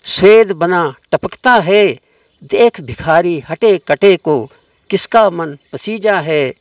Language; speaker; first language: Hindi; non-native, local second language; Kashmiri